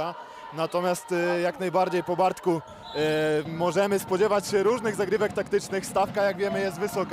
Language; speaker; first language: Polish; native; Polish